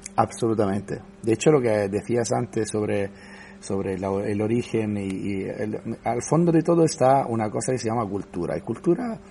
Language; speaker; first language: Spanish; non-native, fluent; Italian